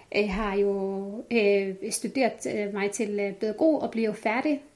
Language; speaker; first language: Danish; non-native, fluent; Arabic